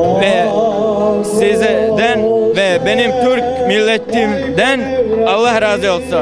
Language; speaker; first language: Turkish; non-native, learner; Bosnian